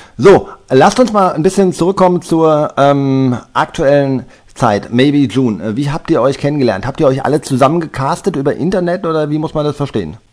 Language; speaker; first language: German; native; German